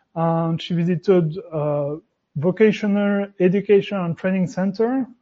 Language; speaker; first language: English; non-native, fluent; French